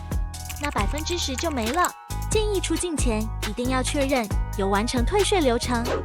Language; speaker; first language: Chinese; native; Chinese